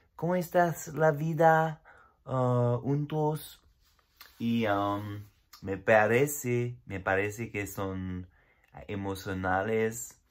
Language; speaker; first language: Spanish; non-native, learner; French